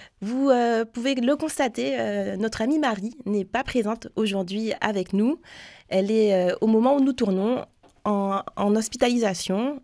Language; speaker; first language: French; native; French